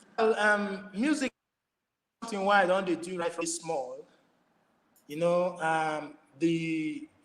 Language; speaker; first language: Nigerian Pidgin; non-native, local second language; Igbo